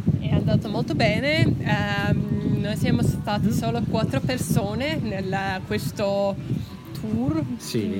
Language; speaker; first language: Italian; non-native, learner; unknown